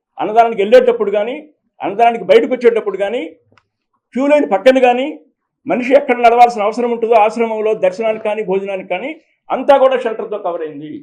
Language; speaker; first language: Telugu; native; Telugu